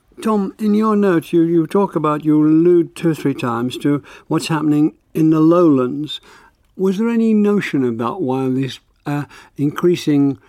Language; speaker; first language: English; native; English